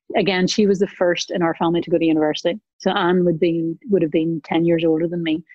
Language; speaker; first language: English; native; English